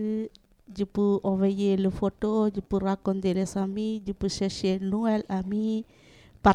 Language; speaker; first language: French; non-native, learner; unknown